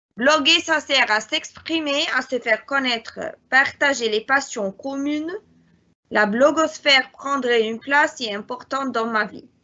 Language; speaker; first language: French; non-native, fluent; Arabic